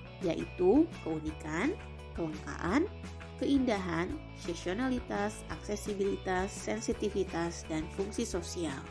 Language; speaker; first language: Indonesian; native; Indonesian